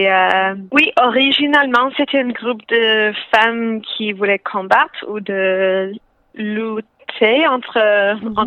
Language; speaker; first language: French; non-native, local second language; English